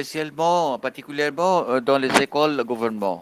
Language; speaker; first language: French; non-native, fluent; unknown